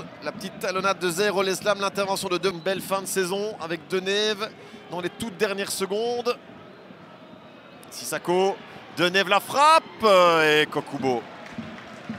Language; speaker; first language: French; native; French